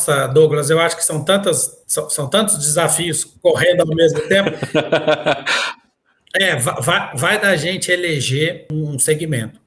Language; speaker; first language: Portuguese; native; Portuguese